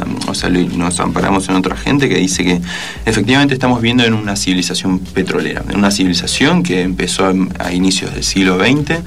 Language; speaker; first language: Spanish; native; Spanish